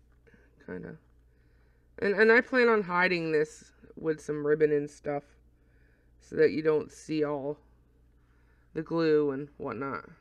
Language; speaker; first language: English; native; English